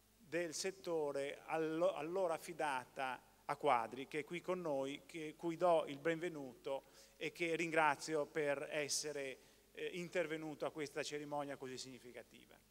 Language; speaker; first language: Italian; native; Italian